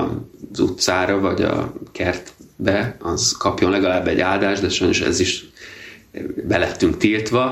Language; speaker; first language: Hungarian; native; Hungarian